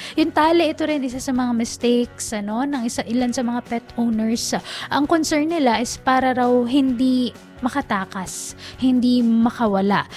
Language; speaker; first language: Filipino; native; Filipino